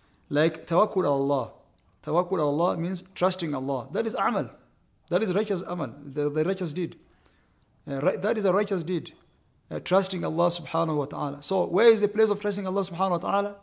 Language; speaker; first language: English; non-native, local second language; Swahili